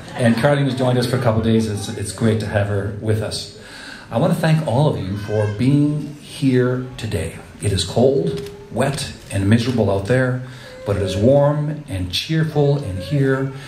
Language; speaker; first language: English; native; English